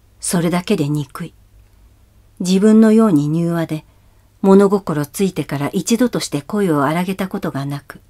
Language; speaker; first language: Japanese; native; Japanese